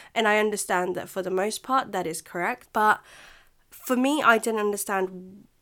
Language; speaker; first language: English; non-native, local second language; Filipino